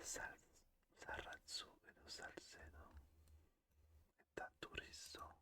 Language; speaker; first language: Basque; non-native, learner; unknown